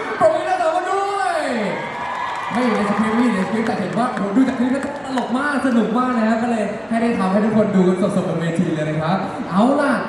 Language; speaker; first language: Thai; native; Thai